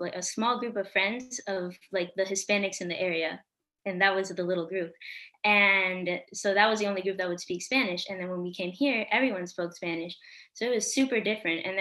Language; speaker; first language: English; early bilingual, other home language; Spanish